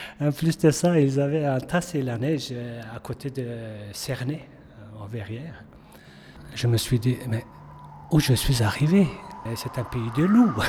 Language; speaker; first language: French; non-native, fluent; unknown